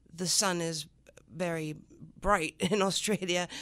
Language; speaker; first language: English; non-native, fluent; French